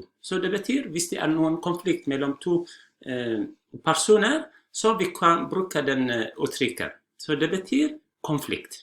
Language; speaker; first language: Norwegian; non-native, learner; Tigrinya